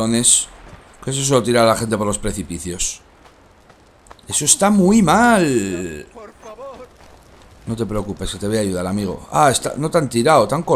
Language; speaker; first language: Spanish; native; Spanish